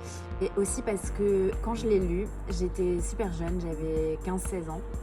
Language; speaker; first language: French; native; French